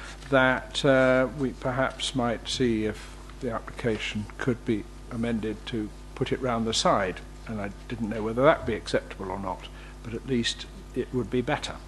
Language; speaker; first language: English; native; English